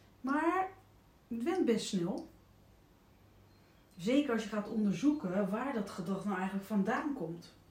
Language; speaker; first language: Dutch; native; Dutch